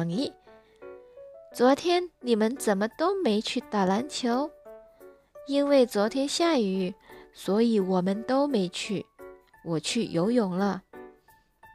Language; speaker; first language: Chinese; non-native, fluent; Indonesian